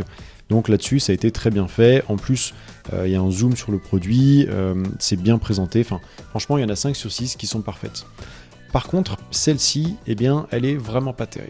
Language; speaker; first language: French; native; French